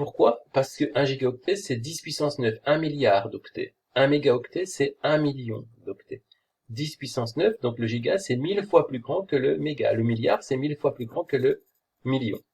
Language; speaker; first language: French; native; French